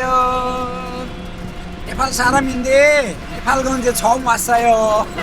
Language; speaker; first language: Korean; non-native, fluent; Nepali